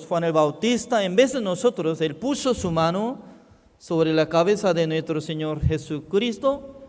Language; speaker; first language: Spanish; non-native, fluent; Korean